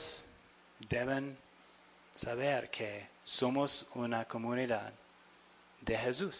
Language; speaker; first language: Spanish; non-native, fluent; English